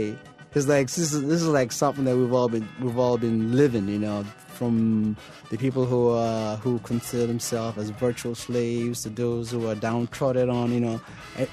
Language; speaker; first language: English; non-native, local second language; Yoruba